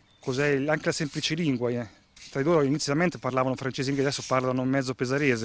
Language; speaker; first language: Italian; native; Italian